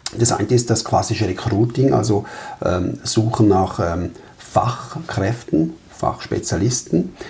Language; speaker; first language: German; early bilingual, other home language; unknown